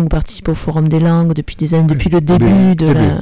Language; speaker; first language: French; native; French